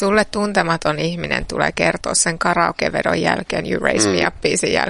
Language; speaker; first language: Finnish; native; Finnish